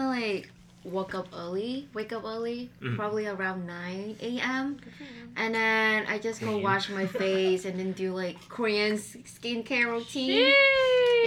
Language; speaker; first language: English; non-native, fluent; Vietnamese